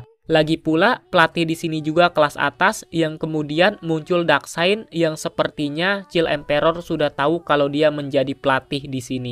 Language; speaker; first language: Indonesian; native; Indonesian